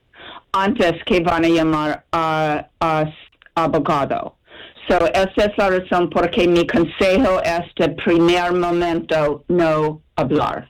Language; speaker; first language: Spanish; non-native, fluent; English